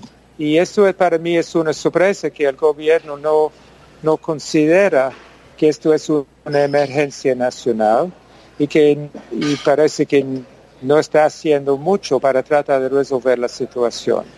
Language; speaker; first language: Spanish; non-native, fluent; English